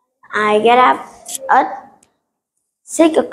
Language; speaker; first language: English; non-native, learner; Vietnamese